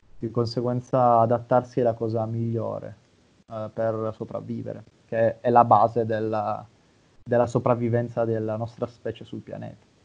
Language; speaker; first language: Italian; native; Italian